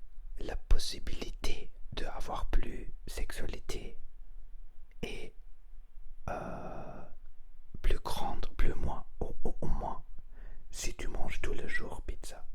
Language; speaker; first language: French; non-native, learner; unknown